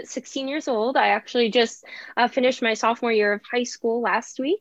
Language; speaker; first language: English; native; English